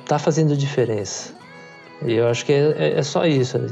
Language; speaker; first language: Portuguese; native; Portuguese